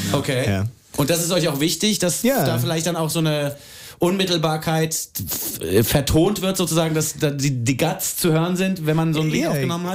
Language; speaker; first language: German; native; German